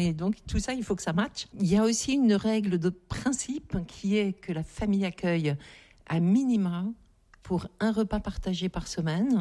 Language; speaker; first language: French; native; French